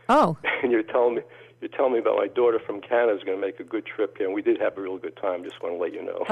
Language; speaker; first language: English; early bilingual, other home language; Polish